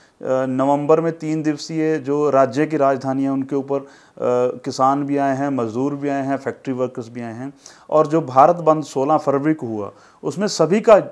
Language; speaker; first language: Hindi; non-native, local second language; Punjabi